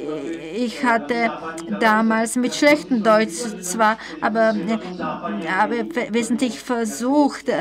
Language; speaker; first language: German; non-native, fluent; Czech